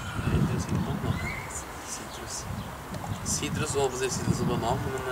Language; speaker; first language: Norwegian; native; Norwegian